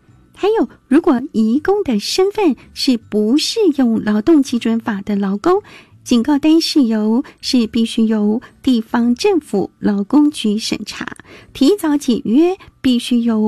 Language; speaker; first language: Chinese; native; Chinese